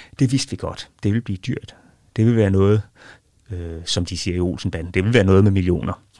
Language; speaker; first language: Danish; native; Danish